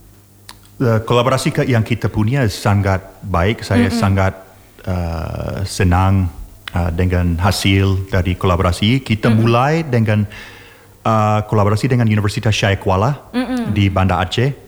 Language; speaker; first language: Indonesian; non-native, learner; English